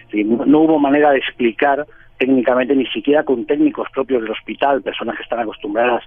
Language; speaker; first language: Spanish; native; Spanish